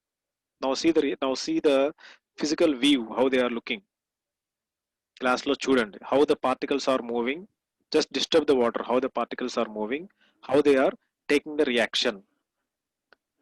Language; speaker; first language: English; non-native, local second language; Telugu